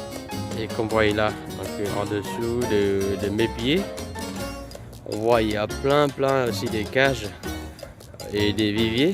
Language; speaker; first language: French; non-native, fluent; Vietnamese